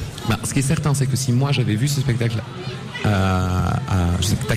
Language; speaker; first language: French; native; French